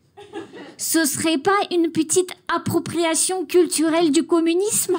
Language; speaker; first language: French; non-native, fluent; Russian